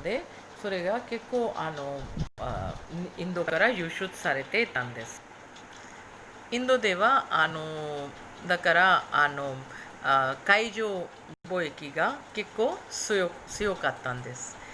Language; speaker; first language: Japanese; non-native, fluent; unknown